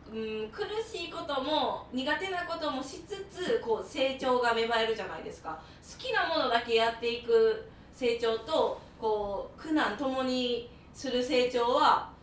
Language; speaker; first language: Japanese; native; Japanese